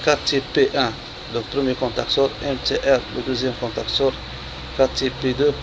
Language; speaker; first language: French; non-native, local second language; Arabic